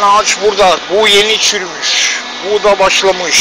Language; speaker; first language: Turkish; native; Turkish